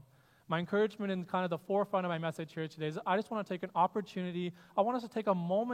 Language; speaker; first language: English; native; English